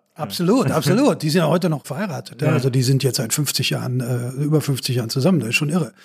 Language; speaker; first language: German; native; German